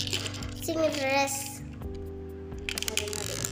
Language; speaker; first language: English; non-native, learner; Indonesian